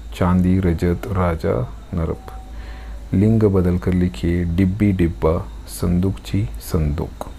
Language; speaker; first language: Hindi; non-native, local second language; Marathi